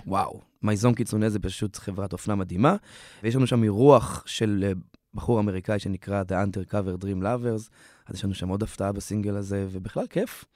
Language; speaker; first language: Hebrew; native; Hebrew